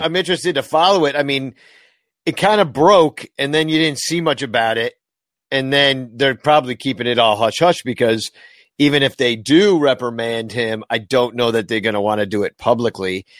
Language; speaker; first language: English; native; English